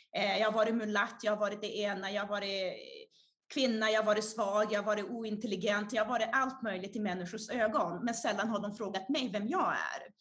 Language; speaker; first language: Swedish; early bilingual, other home language; Portuguese